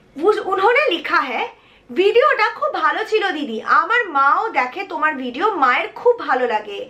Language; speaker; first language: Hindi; non-native, local second language; Bangla